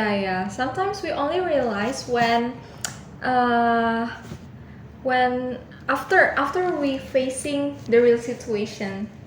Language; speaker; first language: English; non-native, learner; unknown